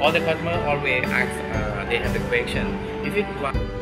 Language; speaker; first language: English; non-native, learner; Thai